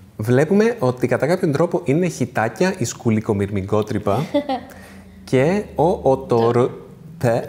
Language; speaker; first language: Greek; native; Greek